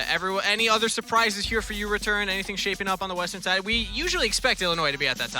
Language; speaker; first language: English; native; English